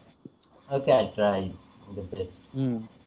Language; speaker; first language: English; non-native, learner; Bangla